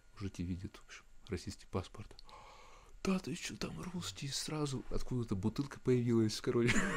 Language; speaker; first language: Russian; native; Russian